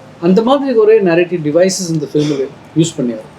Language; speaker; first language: Tamil; non-native, learner; Malayalam